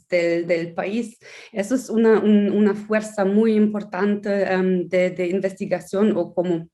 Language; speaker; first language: Spanish; non-native, fluent; German